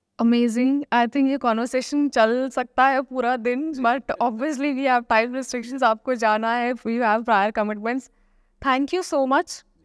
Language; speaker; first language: Hindi; native; Hindi